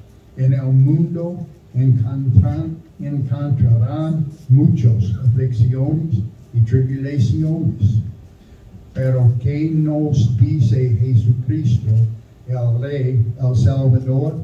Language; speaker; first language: Spanish; non-native, learner; German